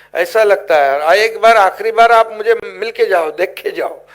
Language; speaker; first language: Hindi; non-native, local second language; Marathi